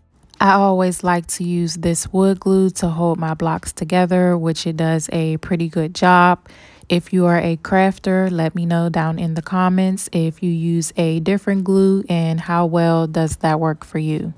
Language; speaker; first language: English; native; English